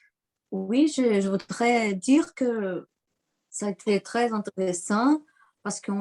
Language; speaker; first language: French; non-native, fluent; Portuguese